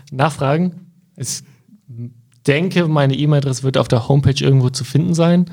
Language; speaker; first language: German; native; German